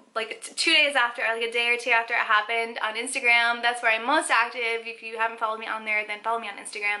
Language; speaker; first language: English; native; English